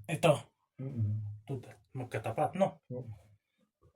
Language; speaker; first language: Filipino; native; Filipino